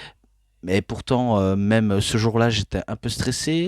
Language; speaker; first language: French; native; French